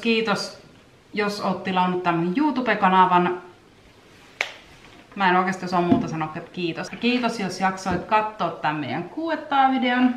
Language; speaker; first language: Finnish; native; Finnish